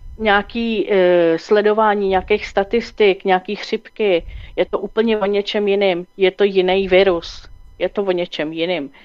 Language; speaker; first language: Czech; native; Czech